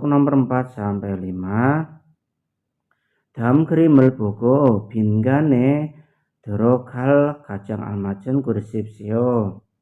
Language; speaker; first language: Korean; non-native, learner; Indonesian